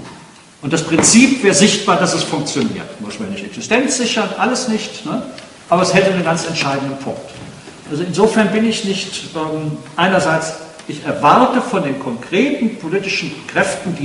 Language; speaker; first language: German; native; German